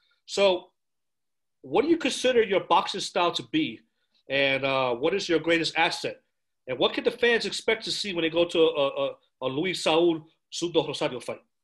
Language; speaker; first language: English; early bilingual, other home language; Spanish